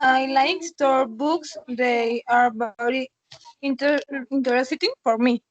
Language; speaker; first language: English; non-native, learner; Spanish